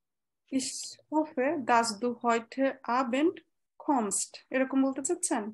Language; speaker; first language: German; non-native, fluent; Bangla